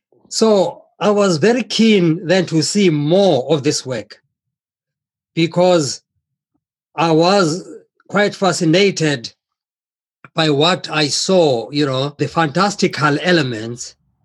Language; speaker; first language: English; non-native, local second language; Xhosa